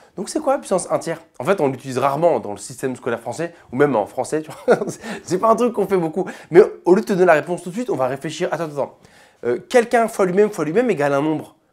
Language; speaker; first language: French; native; French